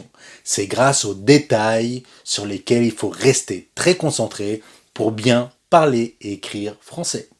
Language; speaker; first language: French; non-native, fluent; Spanish